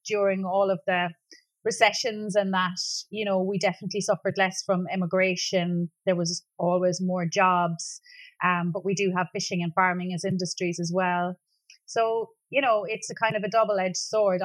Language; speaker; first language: English; native; English